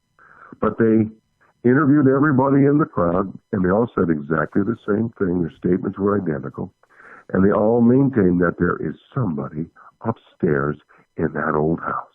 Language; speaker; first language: English; native; English